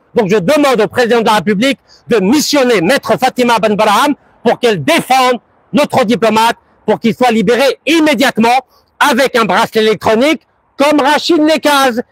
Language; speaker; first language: French; early bilingual, other home language; Arabic